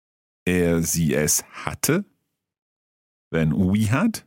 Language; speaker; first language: German; non-native, learner; English